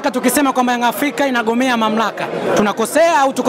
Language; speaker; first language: Swahili; native; Swahili